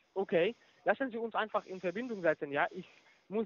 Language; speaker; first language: German; non-native, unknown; Russian